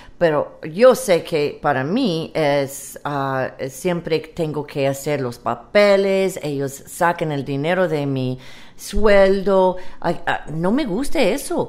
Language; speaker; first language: Spanish; non-native, learner; English